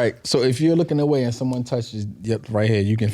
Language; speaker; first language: English; native; English